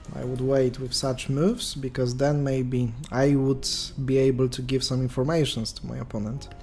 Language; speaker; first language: English; non-native, fluent; Polish